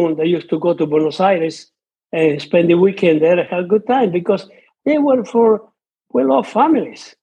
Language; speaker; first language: English; non-native, fluent; Italian